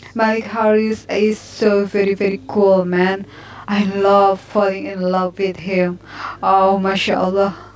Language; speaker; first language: English; non-native, learner; Indonesian